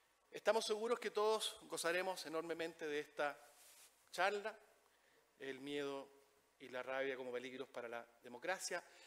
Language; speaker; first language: Spanish; native; Spanish